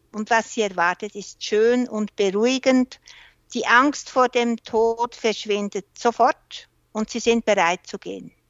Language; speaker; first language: German; non-native, local second language; French